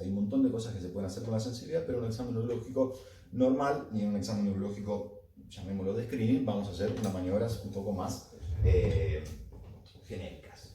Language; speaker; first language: Spanish; native; Spanish